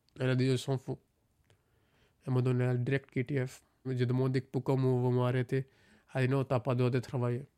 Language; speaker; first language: French; non-native, learner; Punjabi